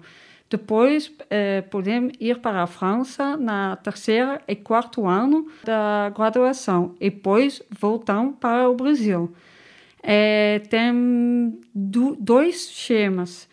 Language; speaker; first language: Portuguese; non-native, learner; Dutch